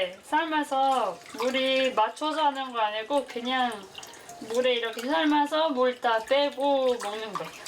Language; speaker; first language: Korean; non-native, fluent; French